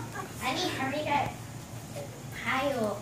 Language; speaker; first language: Korean; early bilingual, heritage; Korean